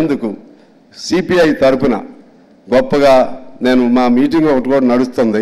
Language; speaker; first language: Telugu; native; Telugu